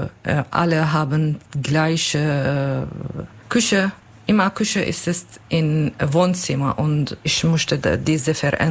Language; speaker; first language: German; non-native, learner; Kurdish